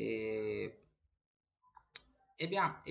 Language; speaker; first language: French; non-native, learner; Spanish